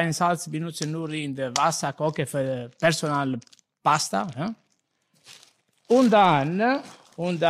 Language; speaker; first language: German; non-native, learner; Italian